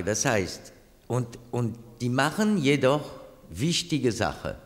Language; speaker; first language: German; non-native, fluent; French